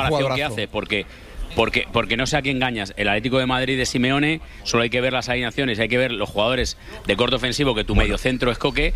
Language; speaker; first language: Spanish; native; Spanish